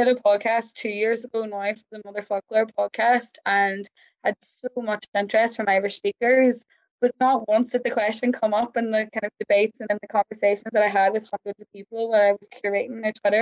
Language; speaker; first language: English; native; English